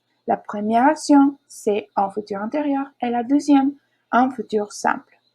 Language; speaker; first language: French; non-native, learner; Spanish